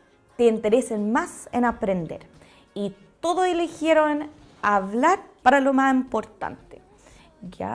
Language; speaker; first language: Spanish; non-native, fluent; English